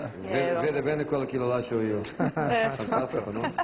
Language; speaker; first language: Italian; non-native, fluent; Portuguese